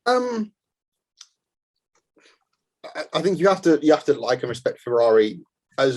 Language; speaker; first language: English; native; English